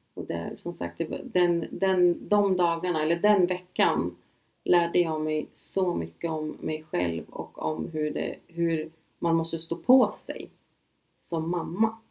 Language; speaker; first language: Swedish; native; Swedish